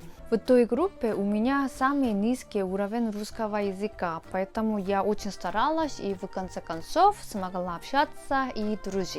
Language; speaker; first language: Russian; non-native, fluent; Korean